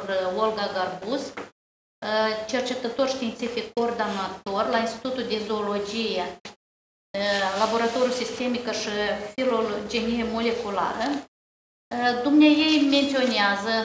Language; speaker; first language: Romanian; native; Romanian